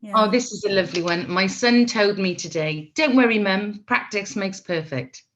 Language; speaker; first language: English; native; English